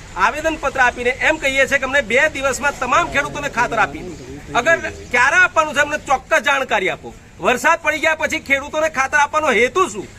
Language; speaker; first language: Gujarati; native; Gujarati